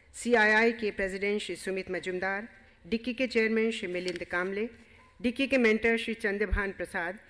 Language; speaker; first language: Hindi; native; Hindi